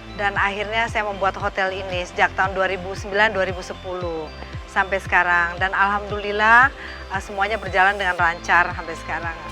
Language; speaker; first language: Indonesian; native; Indonesian